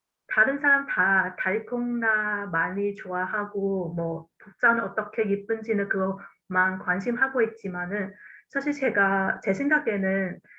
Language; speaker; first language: Korean; non-native, fluent; Cantonese